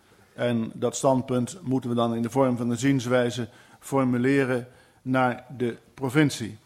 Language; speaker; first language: Dutch; native; Dutch